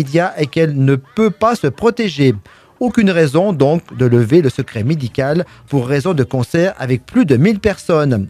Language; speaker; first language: French; native; French